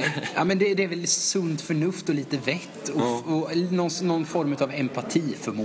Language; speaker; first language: Swedish; native; Swedish